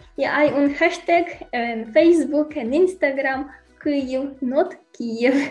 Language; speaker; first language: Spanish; non-native, fluent; Ukrainian